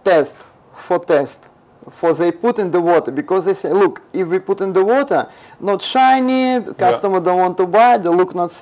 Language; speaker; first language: English; non-native, learner; Russian